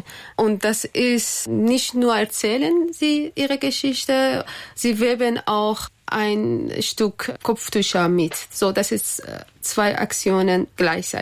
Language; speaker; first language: German; non-native, learner; Persian